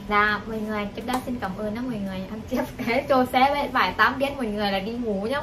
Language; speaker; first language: Vietnamese; non-native, learner; Thai